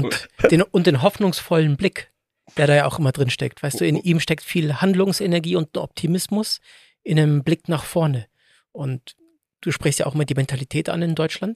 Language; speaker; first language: German; native; German